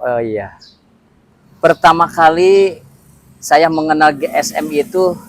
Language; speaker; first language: Indonesian; native; Indonesian